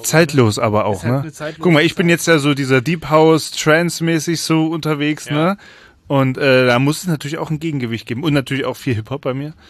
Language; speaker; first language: German; native; German